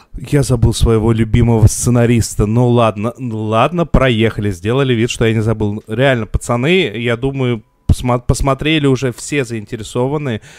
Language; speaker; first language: Russian; native; Russian